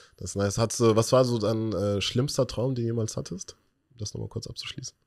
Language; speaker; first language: German; early bilingual, other home language; Persian